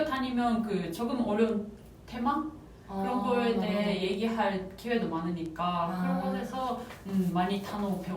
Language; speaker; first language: Korean; non-native, fluent; Japanese